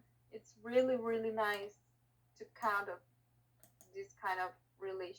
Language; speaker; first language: English; non-native, learner; Portuguese